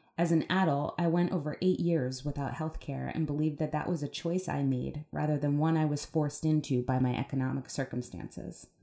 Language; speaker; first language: English; native; English